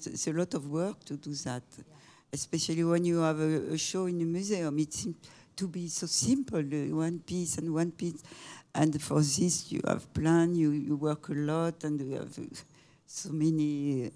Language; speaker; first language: English; non-native, fluent; French